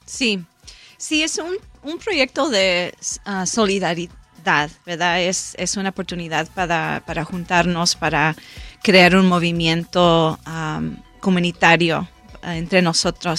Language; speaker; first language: Spanish; early bilingual, heritage; Spanish